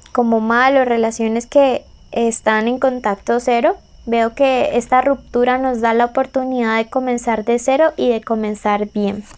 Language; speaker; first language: Spanish; native; Spanish